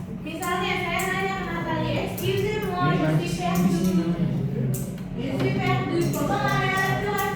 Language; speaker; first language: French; non-native, learner; Indonesian